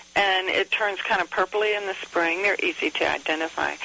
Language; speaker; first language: English; native; English